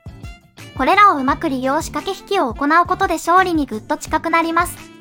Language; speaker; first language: Japanese; native; Japanese